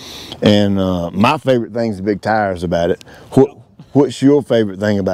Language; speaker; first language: English; native; English